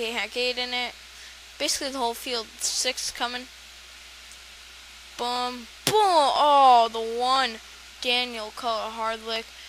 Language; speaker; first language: English; native; English